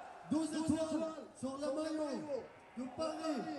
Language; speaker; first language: French; non-native, learner; Arabic